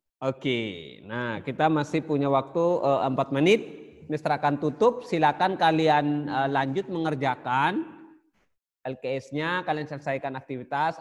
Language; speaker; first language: Indonesian; native; Indonesian